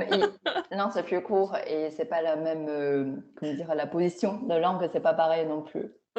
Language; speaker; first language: French; non-native, fluent; Chinese